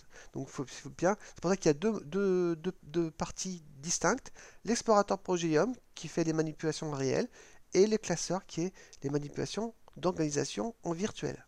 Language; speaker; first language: French; native; French